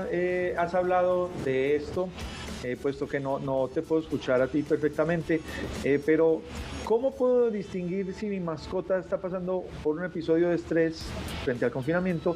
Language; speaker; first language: Spanish; native; Spanish